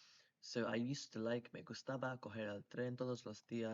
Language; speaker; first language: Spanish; non-native, fluent; English